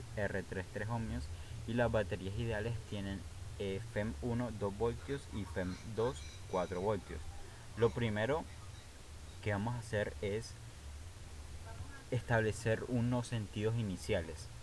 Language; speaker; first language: Spanish; native; Spanish